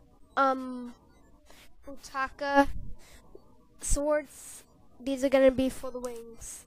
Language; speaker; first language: English; native; English